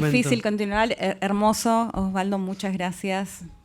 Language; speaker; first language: Spanish; native; Spanish